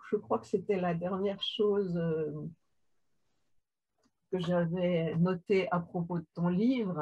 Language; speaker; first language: French; native; French